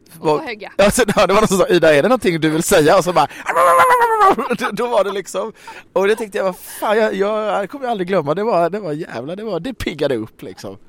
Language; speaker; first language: Swedish; native; Swedish